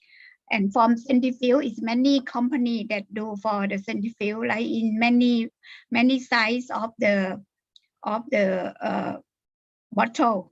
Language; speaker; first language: English; non-native, learner; Thai